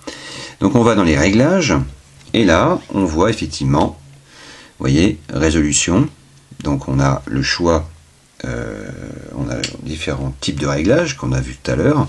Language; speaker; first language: French; native; French